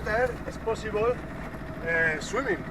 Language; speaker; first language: English; non-native, learner; Spanish